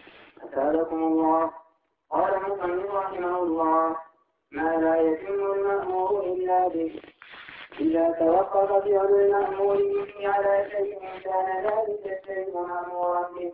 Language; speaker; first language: Arabic; native; Arabic